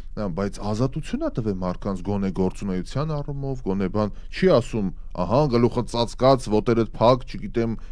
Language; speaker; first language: Armenian; native; Armenian